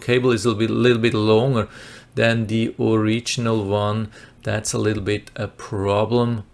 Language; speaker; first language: English; non-native, fluent; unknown